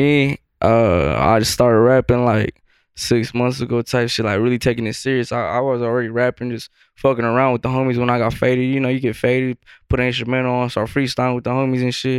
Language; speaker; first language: English; native; English